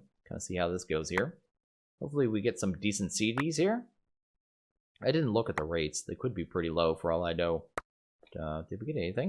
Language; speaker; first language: English; native; English